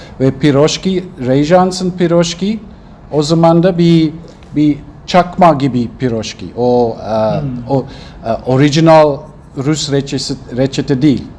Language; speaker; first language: Turkish; non-native, learner; Russian